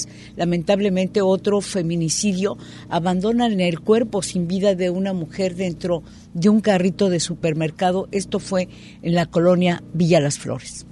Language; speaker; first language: Spanish; native; Spanish